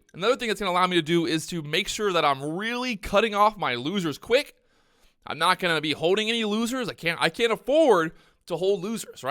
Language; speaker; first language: English; native; English